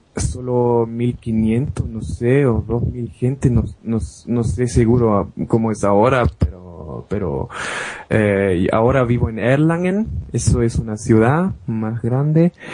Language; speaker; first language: Spanish; non-native, fluent; German